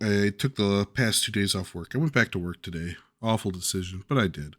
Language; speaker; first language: English; native; English